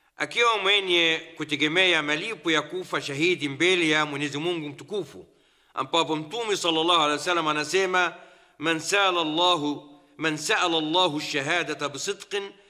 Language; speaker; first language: Swahili; non-native, fluent; Arabic